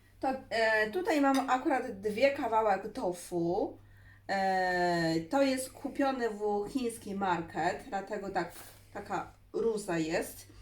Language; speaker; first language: Polish; non-native, learner; Chinese